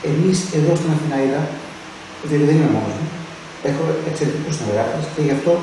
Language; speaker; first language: Greek; early bilingual, other home language; German